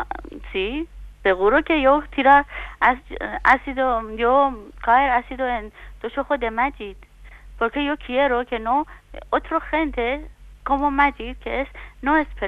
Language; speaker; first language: Spanish; non-native, learner; Persian